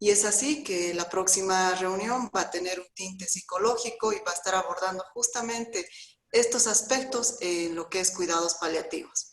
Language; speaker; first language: Spanish; native; Spanish